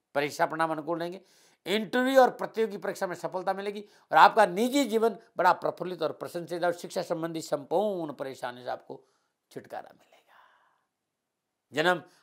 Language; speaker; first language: Hindi; native; Hindi